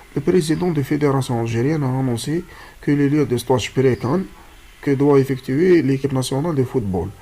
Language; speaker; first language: French; non-native, local second language; Arabic